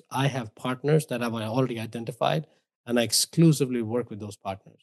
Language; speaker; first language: English; non-native, local second language; Hindi